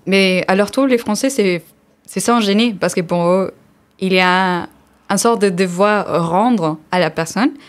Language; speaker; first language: French; non-native, fluent; Spanish